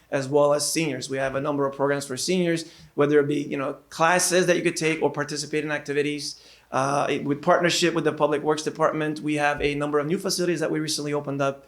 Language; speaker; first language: English; native; English